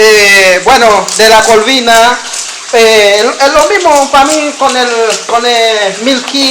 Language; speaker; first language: Spanish; non-native, learner; Haitian Creole